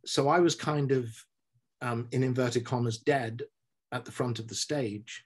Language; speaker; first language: English; native; English